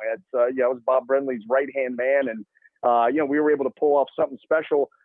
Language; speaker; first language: English; native; English